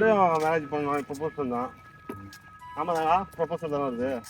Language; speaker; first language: Tamil; native; Tamil